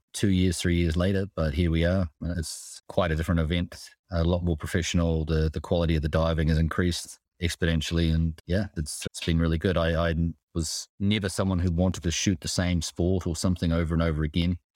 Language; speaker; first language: English; native; English